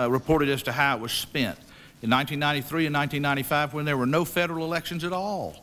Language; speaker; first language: English; native; English